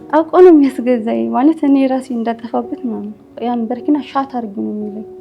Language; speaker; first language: Amharic; native; Amharic